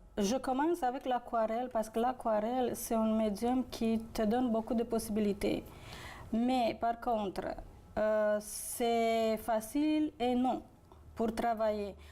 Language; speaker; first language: French; non-native, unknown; Romanian